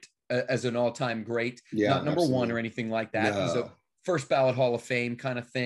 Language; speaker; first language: English; native; English